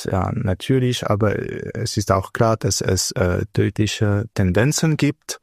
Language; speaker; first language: German; non-native, local second language; French